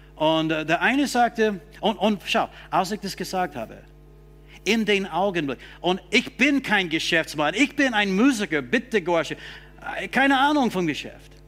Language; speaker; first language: German; non-native, fluent; English